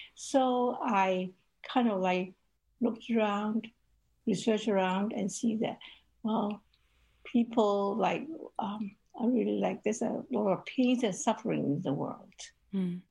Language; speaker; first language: English; non-native, local second language; Cantonese